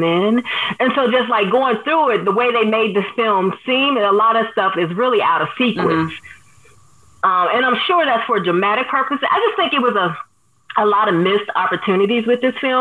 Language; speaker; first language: English; native; English